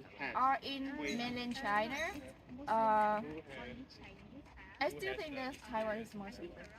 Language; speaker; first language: English; non-native, learner; Vietnamese